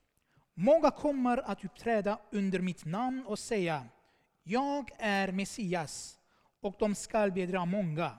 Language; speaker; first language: Swedish; non-native, fluent; Armenian